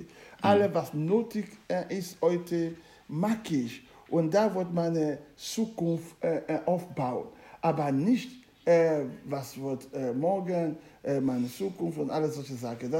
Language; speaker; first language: German; non-native, learner; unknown